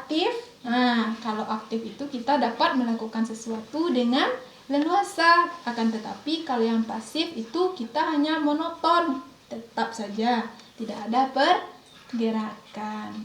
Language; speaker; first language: Indonesian; native; Indonesian